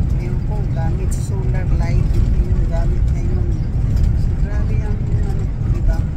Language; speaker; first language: Filipino; non-native, local second language; Cebuano